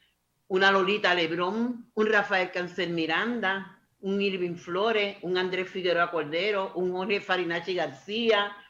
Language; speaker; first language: Spanish; native; Spanish